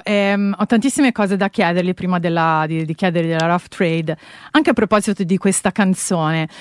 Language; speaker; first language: Italian; native; Italian